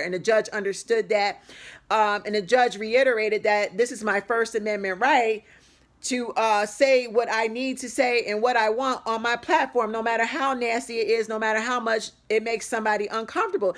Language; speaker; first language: English; native; English